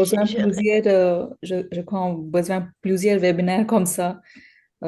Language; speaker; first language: French; non-native, learner; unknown